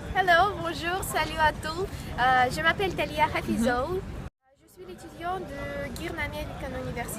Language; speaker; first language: French; non-native, learner; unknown